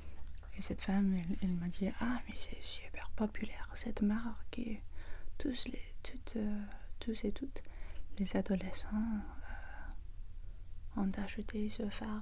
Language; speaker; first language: French; non-native, learner; English